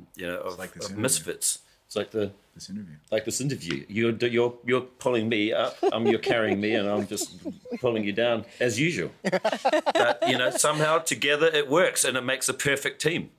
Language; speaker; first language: English; native; English